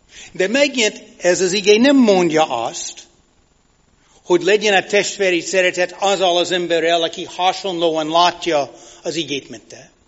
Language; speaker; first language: Hungarian; non-native, fluent; English